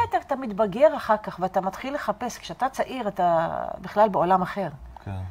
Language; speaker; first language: Hebrew; non-native, fluent; Arabic